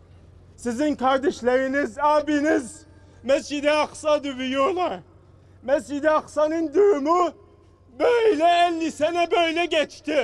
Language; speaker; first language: Turkish; non-native, fluent; Arabic